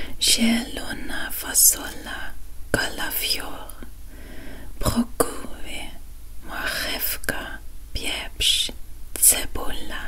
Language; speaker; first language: Polish; non-native, learner; Dutch